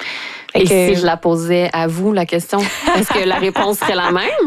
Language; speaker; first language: French; native; French